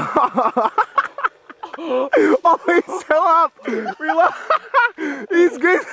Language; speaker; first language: English; native; English